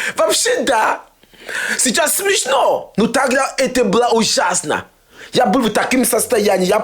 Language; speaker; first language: Russian; non-native, fluent; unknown